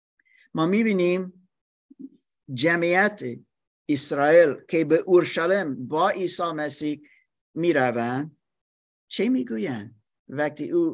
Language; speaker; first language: Persian; non-native, fluent; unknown